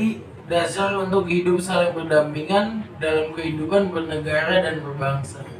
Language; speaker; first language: Indonesian; native; Indonesian